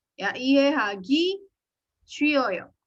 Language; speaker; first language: Korean; non-native, fluent; Indonesian